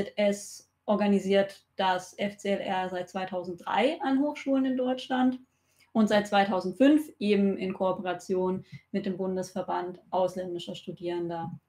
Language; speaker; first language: German; native; German